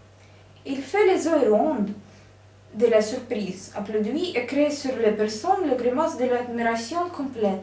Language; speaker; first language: French; non-native, learner; Russian